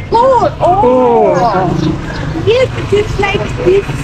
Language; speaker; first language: English; non-native, learner; Persian